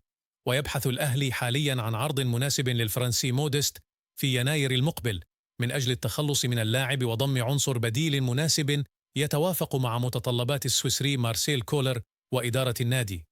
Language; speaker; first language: Arabic; native; Arabic